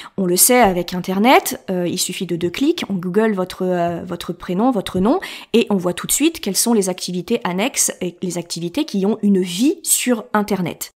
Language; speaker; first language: French; native; French